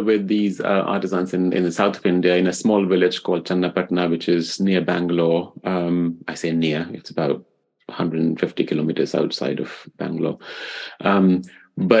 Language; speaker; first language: English; non-native, local second language; Hindi